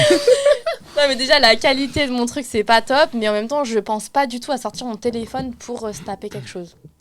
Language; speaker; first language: French; native; French